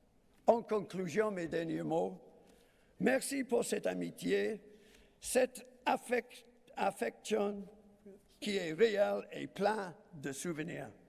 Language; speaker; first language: French; non-native, fluent; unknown